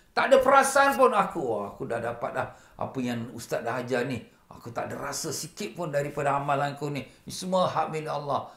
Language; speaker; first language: Malay; native; Malay